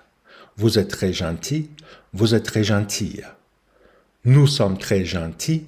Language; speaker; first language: French; non-native, learner; English